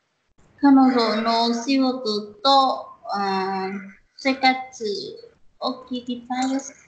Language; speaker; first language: Japanese; non-native, learner; Vietnamese